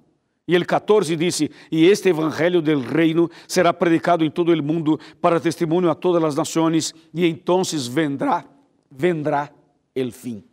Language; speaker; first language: Spanish; non-native, fluent; Portuguese